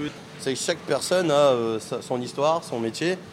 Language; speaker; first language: French; native; French